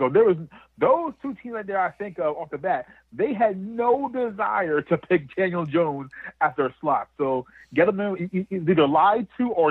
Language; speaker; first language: English; native; English